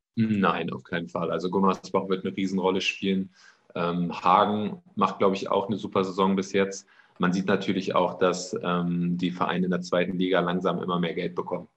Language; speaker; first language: German; native; German